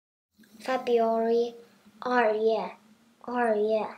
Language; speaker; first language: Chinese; early bilingual, heritage; Chinese